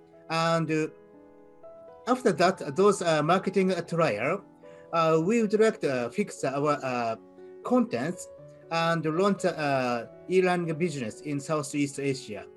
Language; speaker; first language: English; non-native, learner; Japanese